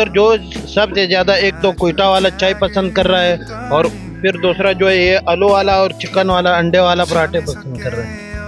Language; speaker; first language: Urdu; non-native, local second language; Pashto